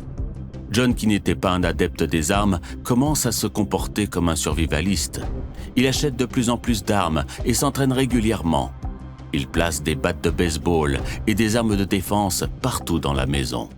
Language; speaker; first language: French; native; French